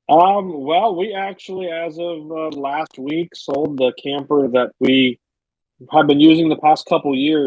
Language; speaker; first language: English; native; English